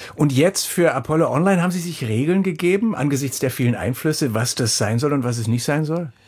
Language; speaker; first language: German; native; German